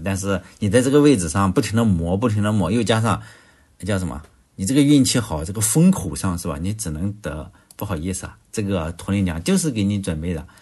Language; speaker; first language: Chinese; native; Chinese